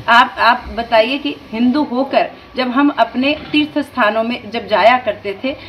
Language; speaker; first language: Hindi; native; Hindi